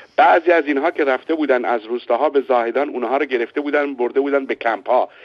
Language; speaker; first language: Persian; non-native, local second language; Baluchi